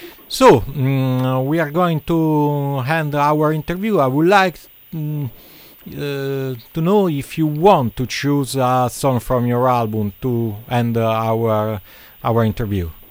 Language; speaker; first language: English; non-native, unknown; Italian